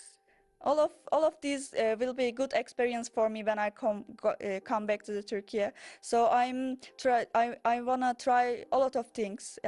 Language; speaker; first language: English; non-native, learner; Turkish